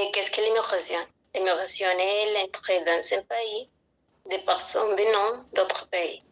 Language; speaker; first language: French; non-native, learner; Spanish